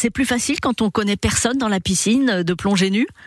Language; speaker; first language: French; native; French